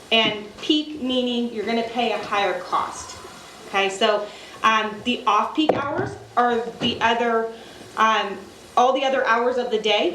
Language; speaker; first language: English; native; English